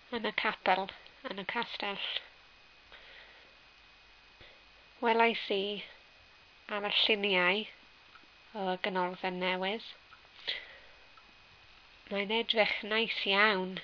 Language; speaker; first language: Welsh; non-native, learner; English